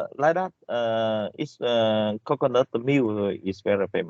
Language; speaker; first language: English; non-native, learner; Vietnamese